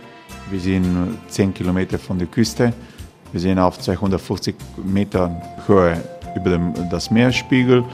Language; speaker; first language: German; non-native, fluent; Croatian